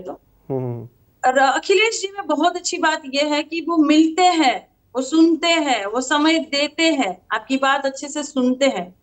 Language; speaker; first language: Hindi; non-native, local second language; Gujarati